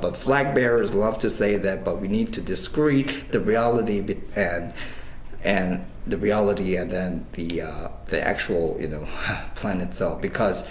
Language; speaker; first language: English; non-native, fluent; Korean